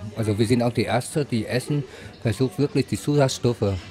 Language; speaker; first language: German; non-native, learner; Vietnamese